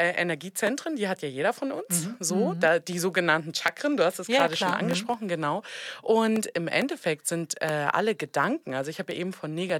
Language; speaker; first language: German; native; German